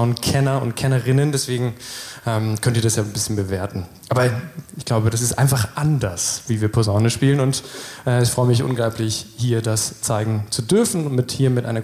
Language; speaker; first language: German; native; German